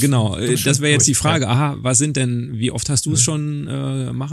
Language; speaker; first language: German; native; German